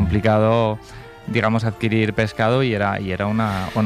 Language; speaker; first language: Spanish; native; Spanish